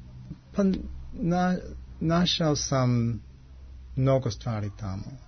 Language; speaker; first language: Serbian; non-native, learner; English